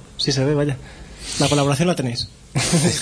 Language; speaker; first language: Spanish; native; Spanish